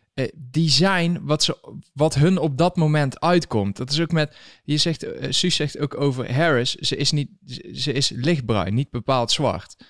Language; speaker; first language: Dutch; native; Dutch